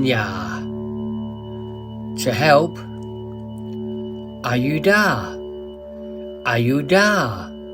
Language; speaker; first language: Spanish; non-native, learner; English